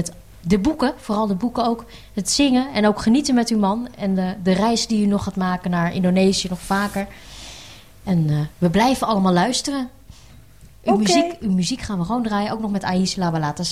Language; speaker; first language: Dutch; native; Dutch